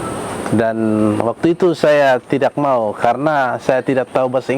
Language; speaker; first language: Indonesian; non-native, local second language; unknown